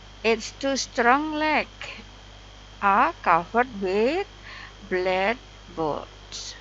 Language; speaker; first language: English; non-native, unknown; Indonesian